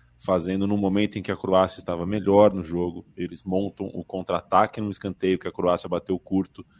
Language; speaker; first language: Portuguese; native; Portuguese